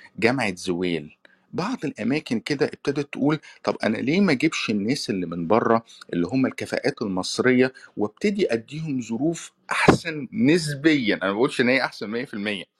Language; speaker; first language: Arabic; native; Arabic